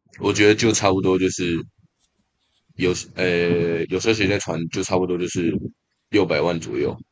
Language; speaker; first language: Chinese; native; Chinese